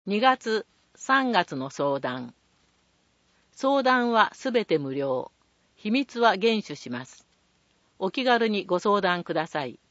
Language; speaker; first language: Japanese; native; Japanese